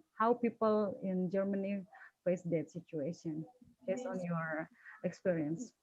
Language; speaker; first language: English; non-native, fluent; Indonesian